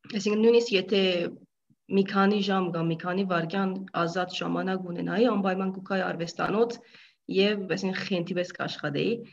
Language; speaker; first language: Armenian; early bilingual, heritage; Armenian